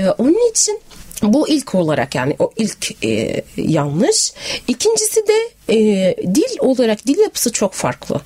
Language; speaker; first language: Turkish; non-native, fluent; Arabic